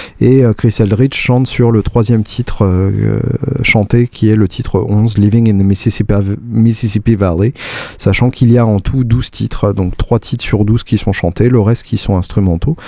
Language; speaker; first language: French; native; French